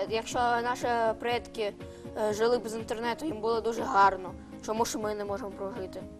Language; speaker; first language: Ukrainian; non-native, local second language; Russian